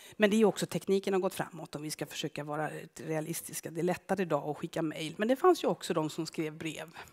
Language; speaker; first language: Swedish; native; Swedish